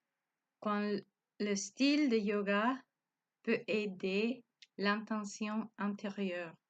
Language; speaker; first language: French; non-native, learner; Spanish